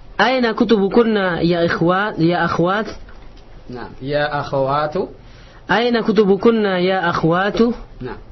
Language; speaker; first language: Arabic; non-native, learner; Indonesian